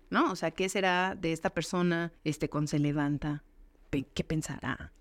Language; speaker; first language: Spanish; native; Spanish